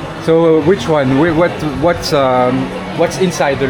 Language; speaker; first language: English; non-native, learner; French